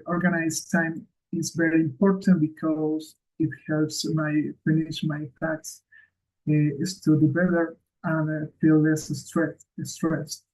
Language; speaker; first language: English; non-native, learner; Spanish